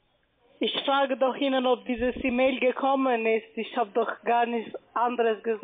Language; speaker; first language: German; non-native, fluent; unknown